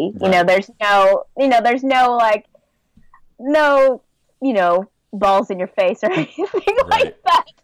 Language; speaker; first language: English; native; English